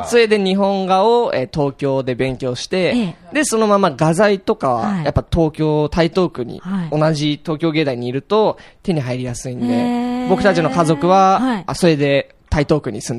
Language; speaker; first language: Japanese; native; Japanese